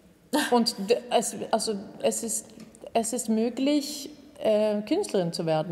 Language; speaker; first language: German; non-native, fluent; Swedish